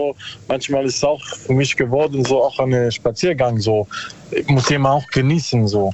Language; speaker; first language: German; non-native, learner; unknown